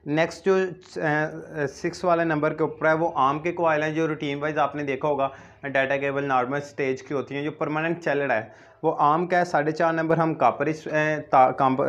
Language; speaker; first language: Urdu; non-native, local second language; Punjabi